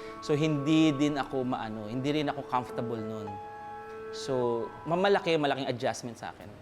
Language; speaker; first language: Filipino; native; Filipino